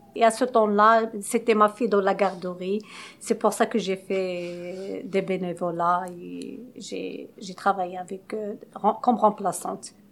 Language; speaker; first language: French; non-native, local second language; Arabic